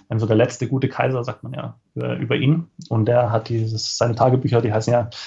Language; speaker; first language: German; native; German